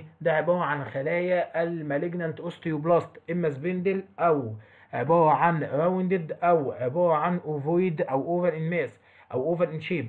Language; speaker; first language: Arabic; native; Arabic